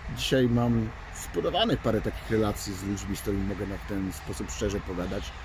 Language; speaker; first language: Polish; native; Polish